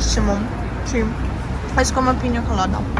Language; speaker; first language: Spanish; non-native, learner; Russian